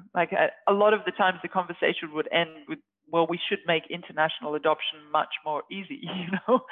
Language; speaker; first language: English; native; English